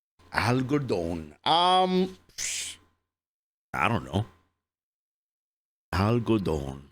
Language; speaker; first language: Spanish; non-native, learner; English